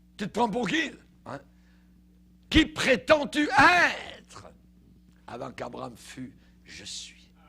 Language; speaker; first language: French; native; French